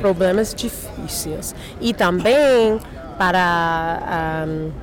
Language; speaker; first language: Portuguese; non-native, learner; English